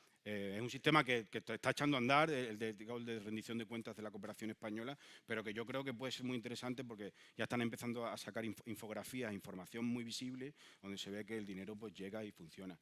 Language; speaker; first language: Spanish; native; Spanish